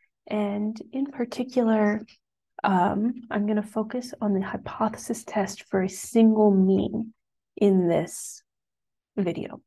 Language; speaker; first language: English; native; English